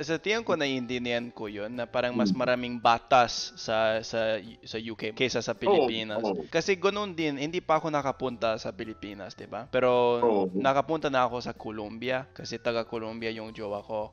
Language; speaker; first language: Filipino; non-native, fluent; English